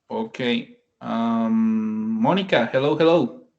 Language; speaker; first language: English; non-native, fluent; Spanish